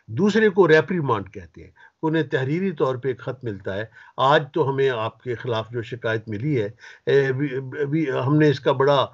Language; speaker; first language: Urdu; native; Urdu